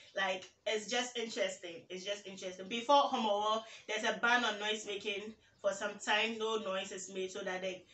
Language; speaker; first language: English; non-native, local second language; Ga